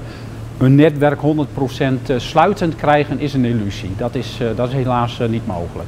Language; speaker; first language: Dutch; native; Dutch